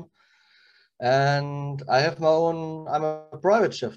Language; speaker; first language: English; non-native, learner; German